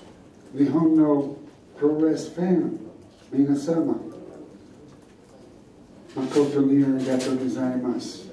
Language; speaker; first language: Japanese; non-native, learner; English